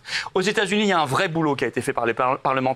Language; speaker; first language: French; native; French